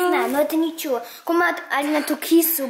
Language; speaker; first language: Russian; early bilingual, heritage; Russian